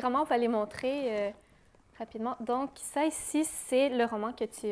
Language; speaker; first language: French; native; French